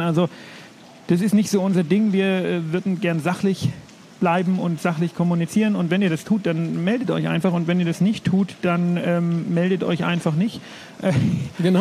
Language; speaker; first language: German; native; German